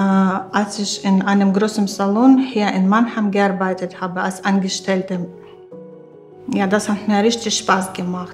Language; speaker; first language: German; non-native, learner; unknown